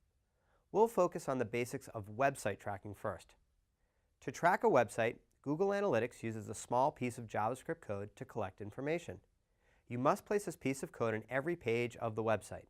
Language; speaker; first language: English; native; English